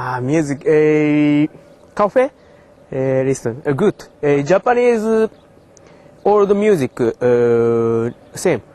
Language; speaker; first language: English; non-native, learner; Japanese